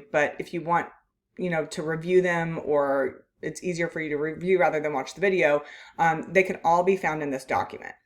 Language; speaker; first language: English; native; English